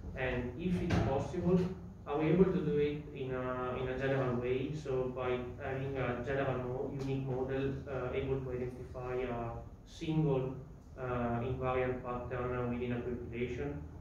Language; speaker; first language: English; non-native, fluent; Italian